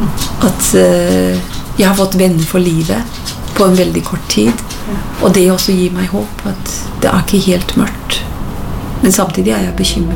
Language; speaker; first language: Norwegian; non-native, fluent; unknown